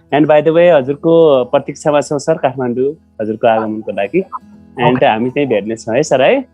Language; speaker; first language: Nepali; native; Nepali